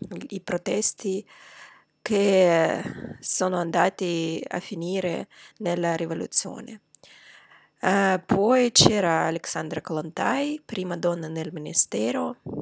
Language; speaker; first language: Italian; non-native, fluent; Russian